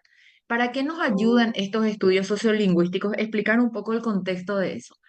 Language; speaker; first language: Spanish; native; Spanish